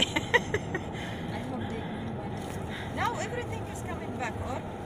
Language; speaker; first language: English; non-native, fluent; Arabic